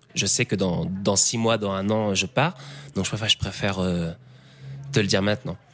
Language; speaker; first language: French; native; French